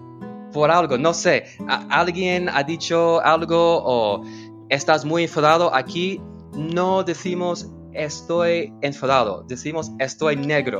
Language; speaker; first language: Spanish; non-native, learner; English